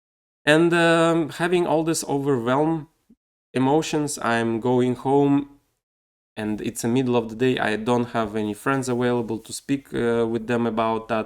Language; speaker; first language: English; non-native, fluent; Russian